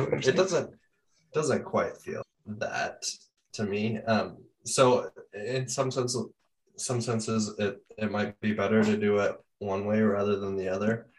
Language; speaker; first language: English; native; English